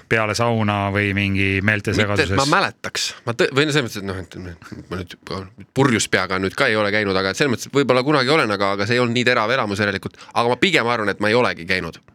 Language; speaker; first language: Estonian; native; Estonian